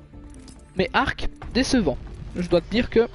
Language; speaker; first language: French; native; French